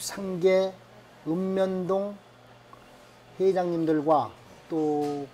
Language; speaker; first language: Korean; native; Korean